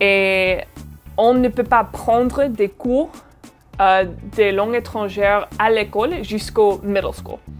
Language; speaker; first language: French; non-native, fluent; English